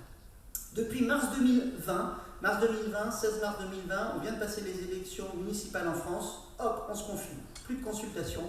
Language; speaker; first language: French; native; French